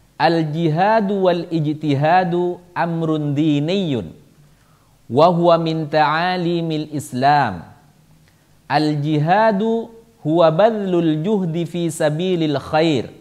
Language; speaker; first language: Arabic; non-native, fluent; Indonesian